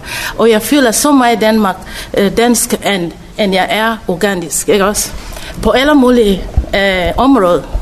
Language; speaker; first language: Danish; non-native, fluent; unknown